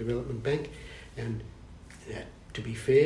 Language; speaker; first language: English; native; English